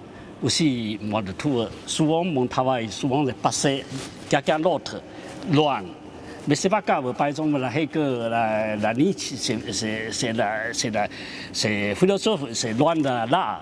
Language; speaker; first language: French; non-native, learner; Chinese